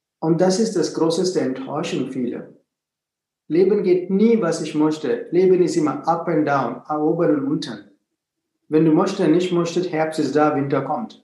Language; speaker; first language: German; non-native, fluent; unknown